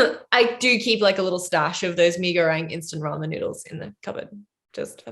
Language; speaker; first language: English; native; English